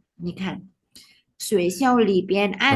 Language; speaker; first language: Chinese; non-native, fluent; Indonesian